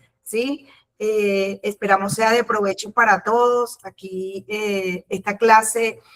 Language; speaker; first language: Spanish; native; Spanish